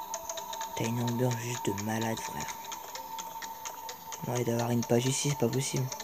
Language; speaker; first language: French; native; French